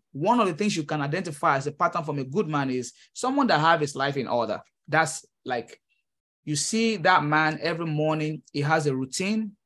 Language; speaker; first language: English; non-native, local second language; Yoruba